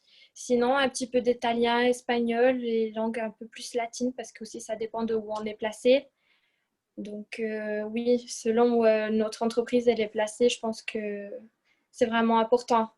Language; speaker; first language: French; early bilingual, other home language; Portuguese